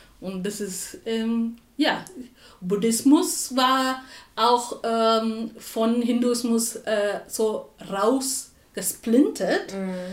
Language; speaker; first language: German; non-native, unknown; Tamil